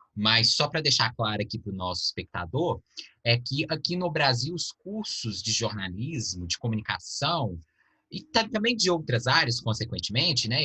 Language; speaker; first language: Portuguese; native; Portuguese